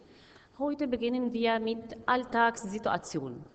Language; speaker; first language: German; non-native, fluent; Arabic